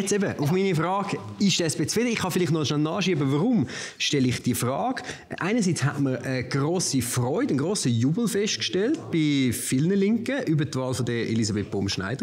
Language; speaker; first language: German; native; German